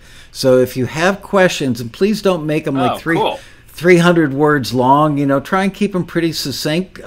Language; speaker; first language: English; native; English